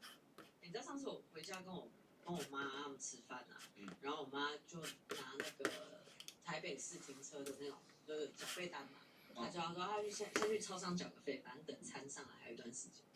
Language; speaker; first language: Chinese; native; Chinese